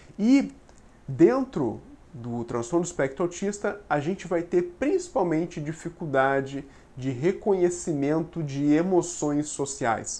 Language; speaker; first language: Portuguese; native; Portuguese